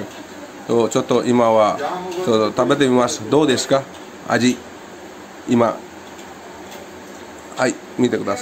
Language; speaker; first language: Japanese; non-native, fluent; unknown